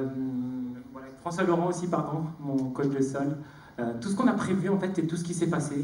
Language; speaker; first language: French; native; French